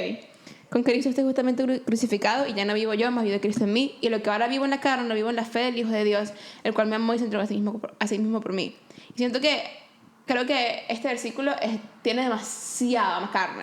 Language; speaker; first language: Spanish; native; Spanish